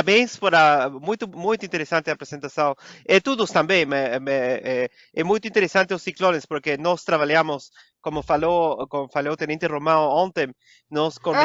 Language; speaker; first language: Portuguese; non-native, fluent; Spanish